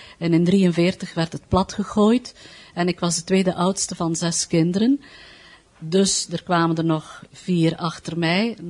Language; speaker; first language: Dutch; native; Dutch